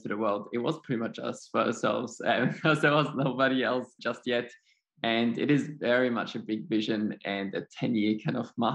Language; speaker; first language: English; non-native, fluent; German